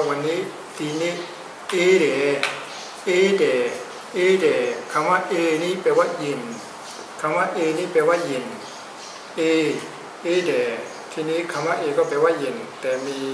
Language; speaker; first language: Thai; native; Thai